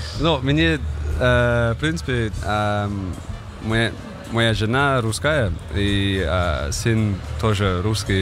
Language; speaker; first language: Russian; non-native, learner; English